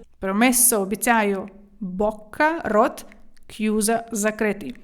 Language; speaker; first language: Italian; non-native, fluent; Ukrainian